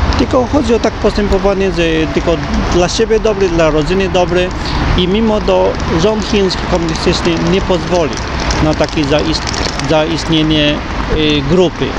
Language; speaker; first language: Polish; non-native, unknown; Chinese